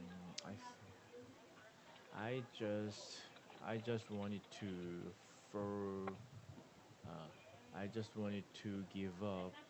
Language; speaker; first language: English; non-native, learner; Korean